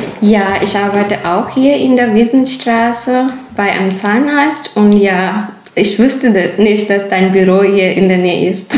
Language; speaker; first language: German; non-native, fluent; Urdu